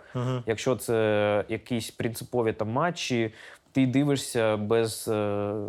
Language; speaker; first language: Ukrainian; non-native, local second language; Russian